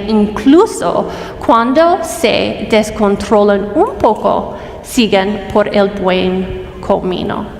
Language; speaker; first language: Spanish; non-native, fluent; English